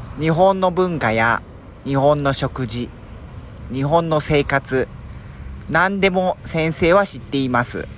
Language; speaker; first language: Japanese; non-native, fluent; Spanish